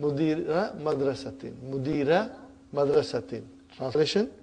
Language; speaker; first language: Arabic; non-native, fluent; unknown